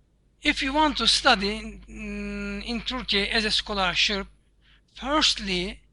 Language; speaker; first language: English; non-native, learner; Turkish